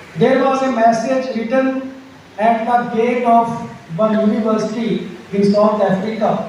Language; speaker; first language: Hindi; non-native, local second language; Punjabi